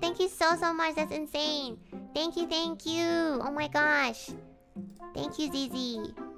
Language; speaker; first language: English; native; English